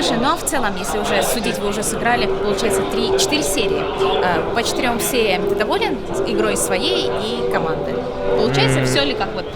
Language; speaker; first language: Russian; native; Russian